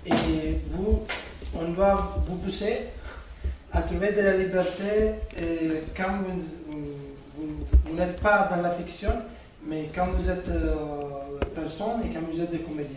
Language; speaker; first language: French; non-native, fluent; Italian